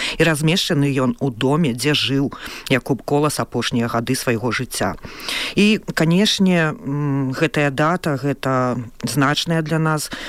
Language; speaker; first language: Belarusian; native; Belarusian